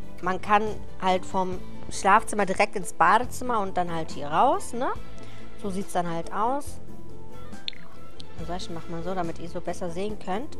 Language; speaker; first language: German; native; German